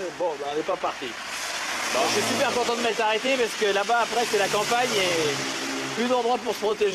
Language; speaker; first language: French; native; French